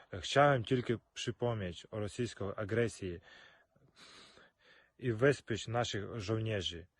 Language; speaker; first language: Polish; non-native, learner; Ukrainian